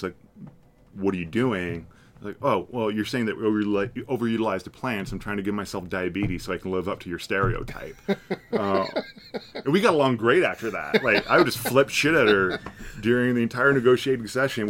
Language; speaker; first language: English; native; English